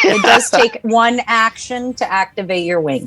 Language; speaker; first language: English; native; English